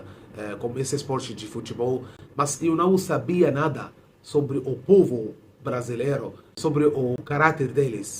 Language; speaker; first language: Portuguese; non-native, fluent; Arabic